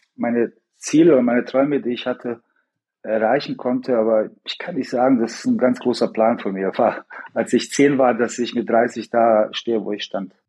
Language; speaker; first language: German; early bilingual, other home language; Bosnian